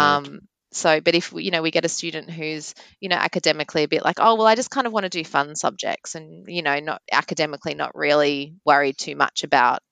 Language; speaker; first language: English; native; English